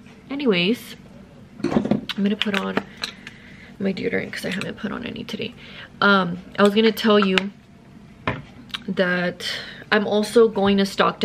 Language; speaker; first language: English; early bilingual, other home language; Spanish